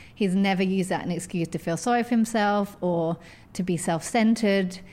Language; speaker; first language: English; native; English